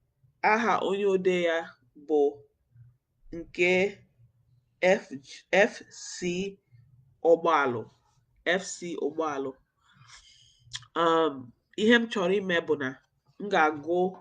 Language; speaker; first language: Igbo; non-native, learner; English